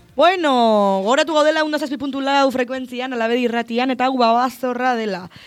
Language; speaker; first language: Basque; non-native, local second language; Spanish